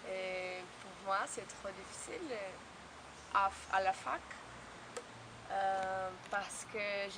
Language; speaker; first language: French; non-native, learner; Portuguese